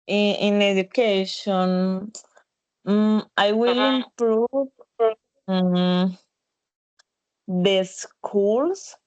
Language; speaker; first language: English; non-native, learner; Spanish